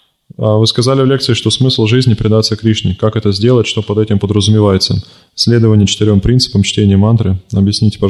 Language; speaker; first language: Russian; native; Russian